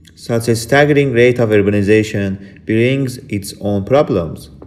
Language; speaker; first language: English; non-native, fluent; Persian